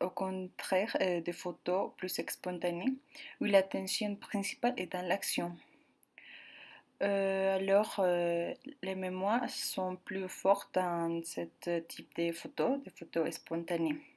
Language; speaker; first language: French; non-native, learner; Spanish